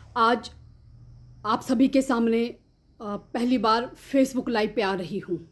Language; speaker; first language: Hindi; native; Hindi